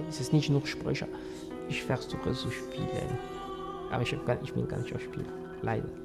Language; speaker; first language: German; non-native, fluent; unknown